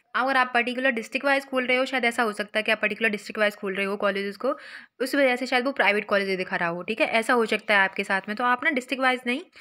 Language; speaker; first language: Hindi; native; Hindi